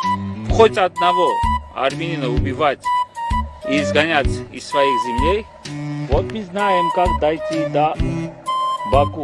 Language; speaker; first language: Russian; non-native, fluent; Armenian